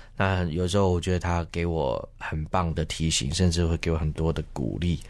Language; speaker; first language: Chinese; native; Chinese